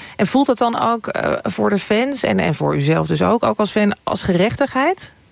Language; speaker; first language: Dutch; native; Dutch